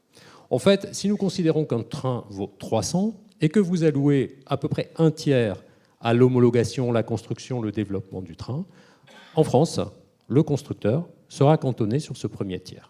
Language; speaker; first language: French; native; French